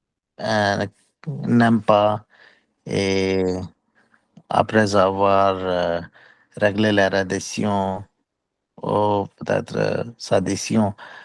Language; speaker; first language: French; non-native, learner; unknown